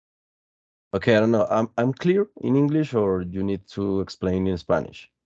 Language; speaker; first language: English; non-native, fluent; Spanish